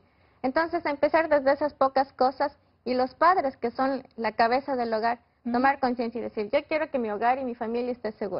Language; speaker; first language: Spanish; native; Spanish